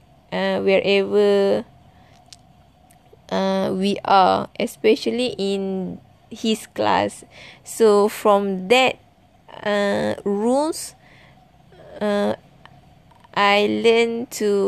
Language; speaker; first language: English; non-native, learner; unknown